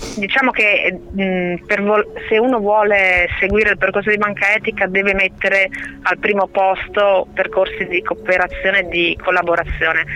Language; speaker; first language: Italian; native; Italian